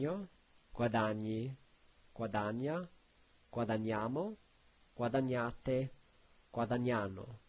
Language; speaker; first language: Italian; non-native, learner; English